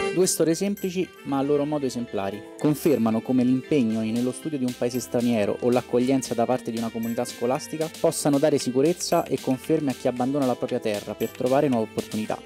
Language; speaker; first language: Italian; native; Italian